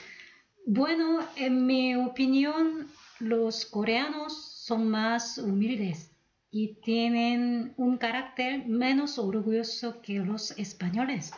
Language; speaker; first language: Spanish; non-native, fluent; Korean